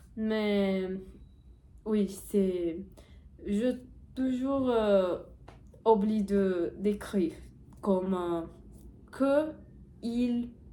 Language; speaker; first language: French; non-native, learner; Portuguese